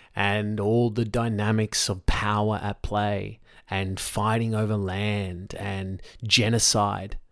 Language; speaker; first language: English; native; English